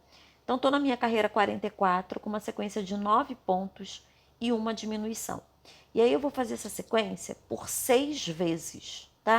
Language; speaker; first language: Portuguese; native; Portuguese